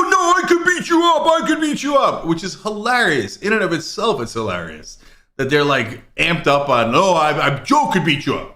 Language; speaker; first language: English; native; English